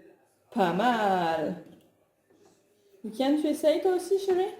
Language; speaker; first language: French; native; French